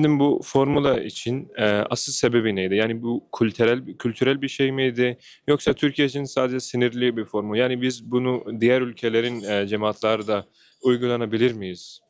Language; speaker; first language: Turkish; non-native, fluent; Urdu